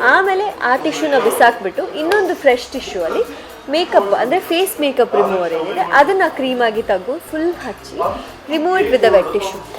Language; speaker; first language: Kannada; non-native, local second language; Kodava